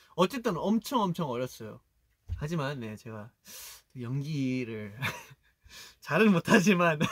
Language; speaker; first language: Korean; early bilingual, heritage; Korean